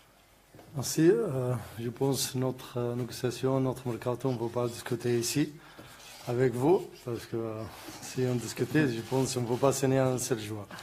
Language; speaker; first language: French; non-native, learner; Arabic